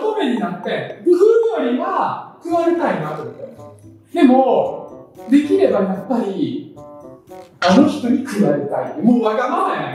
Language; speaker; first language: Japanese; early bilingual, other home language; Russian